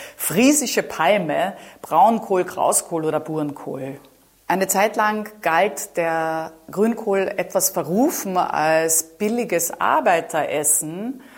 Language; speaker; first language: German; native; German